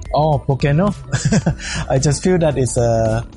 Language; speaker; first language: English; non-native, fluent; Thai